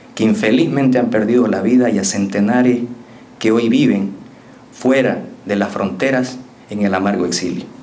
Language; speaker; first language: Spanish; native; Spanish